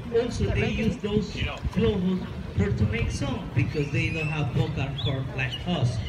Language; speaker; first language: English; non-native, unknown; Spanish